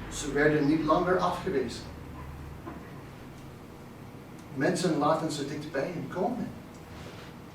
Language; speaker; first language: Dutch; non-native, fluent; English